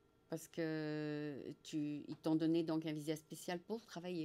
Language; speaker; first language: French; native; French